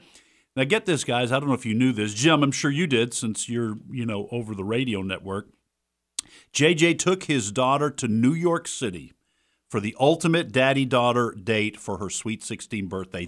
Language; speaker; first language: English; native; English